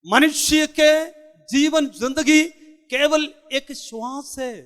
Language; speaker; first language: Hindi; non-native, local second language; Malayalam